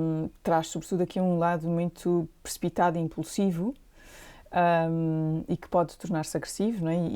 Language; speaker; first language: Portuguese; native; Portuguese